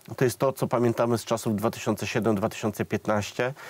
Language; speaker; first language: Polish; native; Polish